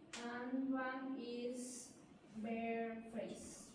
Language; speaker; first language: English; non-native, learner; Spanish